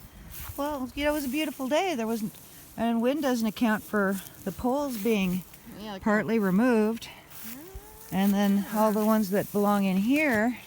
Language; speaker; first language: English; native; English